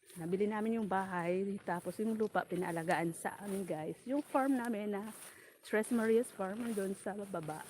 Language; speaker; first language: Filipino; non-native, local second language; Bikol